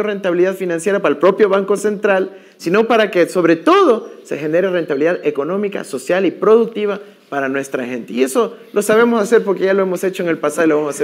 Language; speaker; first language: Spanish; native; Spanish